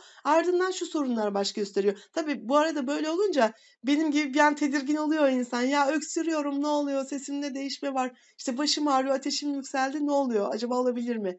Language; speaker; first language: Turkish; native; Turkish